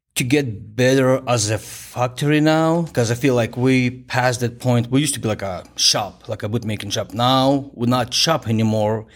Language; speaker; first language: English; non-native, fluent; Ukrainian